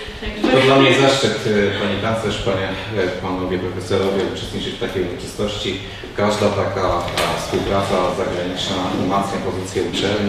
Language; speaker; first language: Polish; native; Polish